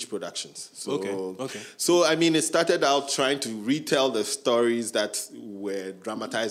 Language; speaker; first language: English; non-native, local second language; Akan